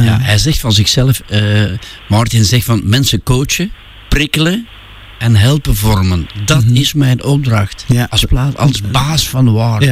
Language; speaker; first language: Dutch; native; Dutch